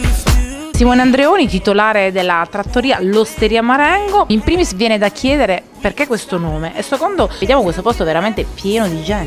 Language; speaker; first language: Italian; native; Italian